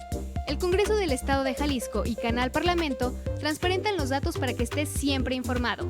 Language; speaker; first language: Spanish; native; Spanish